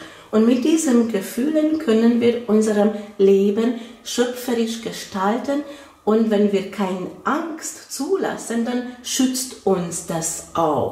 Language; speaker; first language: German; non-native, fluent; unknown